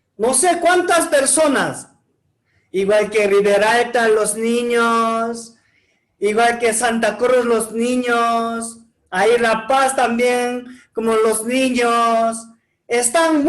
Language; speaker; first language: Spanish; non-native, learner; Korean